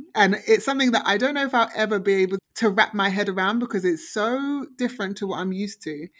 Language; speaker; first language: English; native; English